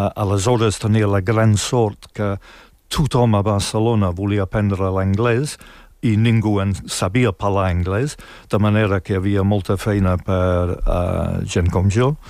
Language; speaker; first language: Catalan; non-native, fluent; English